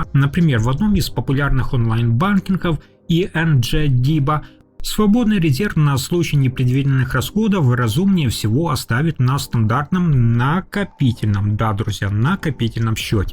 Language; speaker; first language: Russian; native; Russian